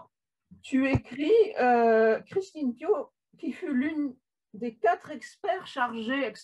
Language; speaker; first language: French; native; French